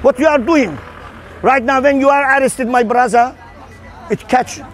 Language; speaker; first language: English; non-native, learner; Azerbaijani